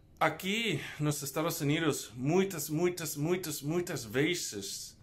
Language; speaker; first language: Portuguese; non-native, learner; English